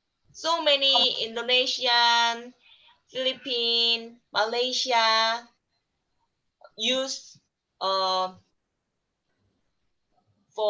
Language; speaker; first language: English; non-native, learner; Korean